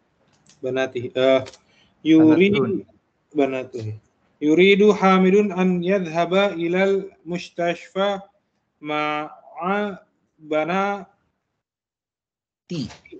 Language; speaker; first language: Arabic; non-native, learner; Indonesian